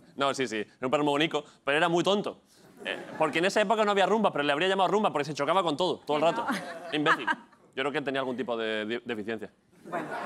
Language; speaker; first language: Spanish; native; Spanish